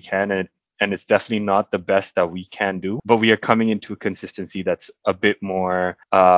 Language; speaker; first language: English; non-native, local second language; Hindi